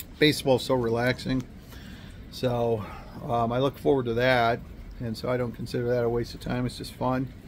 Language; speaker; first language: English; native; English